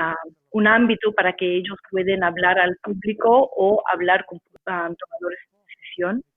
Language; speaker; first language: Spanish; non-native, fluent; English